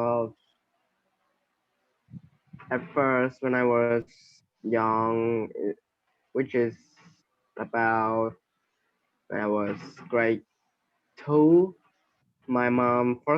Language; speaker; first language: English; non-native, learner; Vietnamese